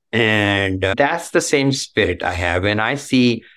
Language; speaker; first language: English; non-native, local second language; Marathi